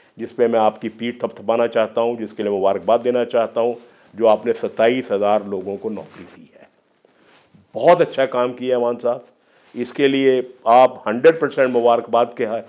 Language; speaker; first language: Hindi; non-native, local second language; Punjabi